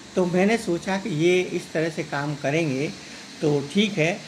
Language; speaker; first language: Hindi; native; Hindi